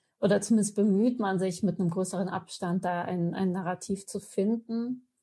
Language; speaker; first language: German; early bilingual, other home language; Persian